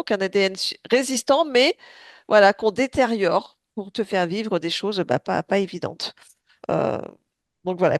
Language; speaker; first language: French; native; French